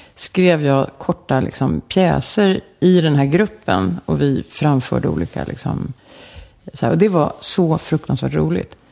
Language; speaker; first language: Swedish; native; Swedish